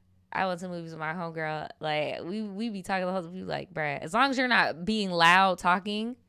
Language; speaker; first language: English; native; English